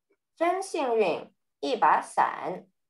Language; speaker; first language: Chinese; early bilingual, heritage; Chinese